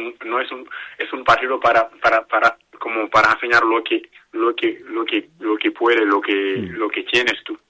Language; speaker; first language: Spanish; non-native, learner; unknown